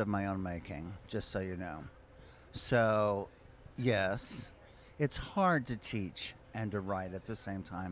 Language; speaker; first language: English; native; English